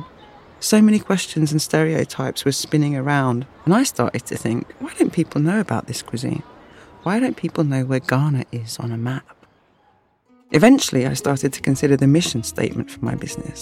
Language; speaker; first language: English; native; English